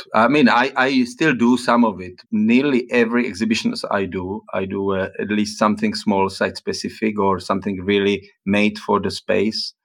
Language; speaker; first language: English; non-native, fluent; Czech